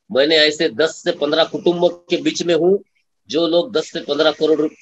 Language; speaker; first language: Hindi; non-native, local second language; Marathi